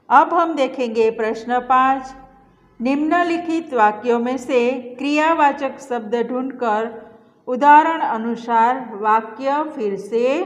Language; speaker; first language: Hindi; non-native, local second language; Gujarati